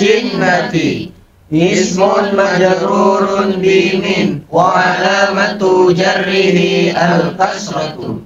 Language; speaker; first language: Arabic; non-native, learner; Indonesian